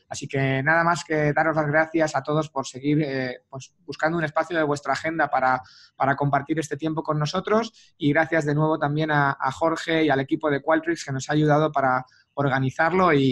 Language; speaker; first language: Spanish; native; Spanish